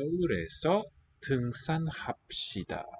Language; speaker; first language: Korean; non-native, learner; English